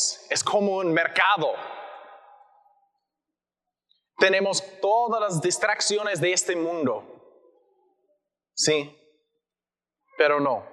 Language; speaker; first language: Spanish; non-native, learner; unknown